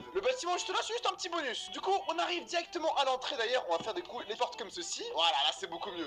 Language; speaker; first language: French; native; French